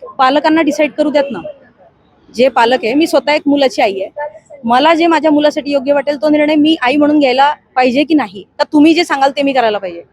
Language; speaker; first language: Marathi; non-native, local second language; Hindi